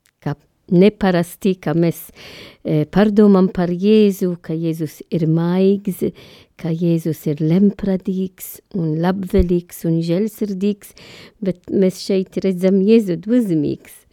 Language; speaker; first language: Latvian; non-native, learner; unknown